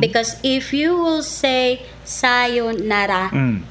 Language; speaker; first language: English; non-native, local second language; Cebuano